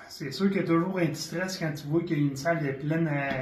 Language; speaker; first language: French; native; French